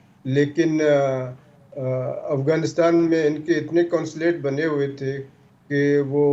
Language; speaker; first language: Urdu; non-native, local second language; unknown